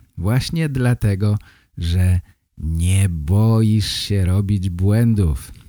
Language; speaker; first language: Polish; native; Polish